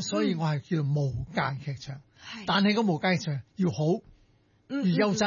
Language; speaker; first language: Cantonese; native; Cantonese